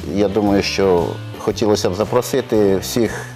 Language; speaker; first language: Ukrainian; native; Ukrainian